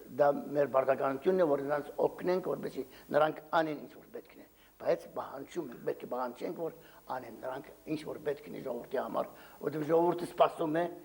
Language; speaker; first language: Armenian; early bilingual, heritage; Armenian